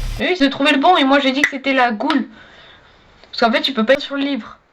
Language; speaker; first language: French; native; French